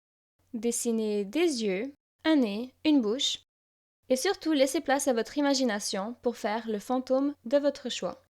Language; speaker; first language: French; native; French